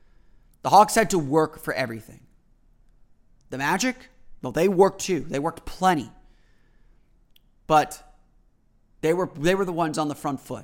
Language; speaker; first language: English; native; English